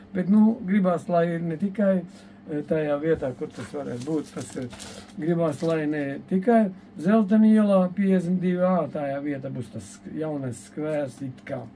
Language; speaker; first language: Latvian; non-native, local second language; Russian